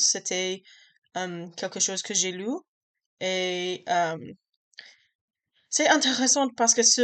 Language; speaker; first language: French; non-native, learner; English